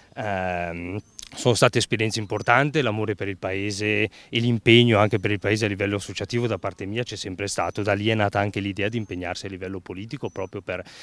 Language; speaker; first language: Italian; native; Italian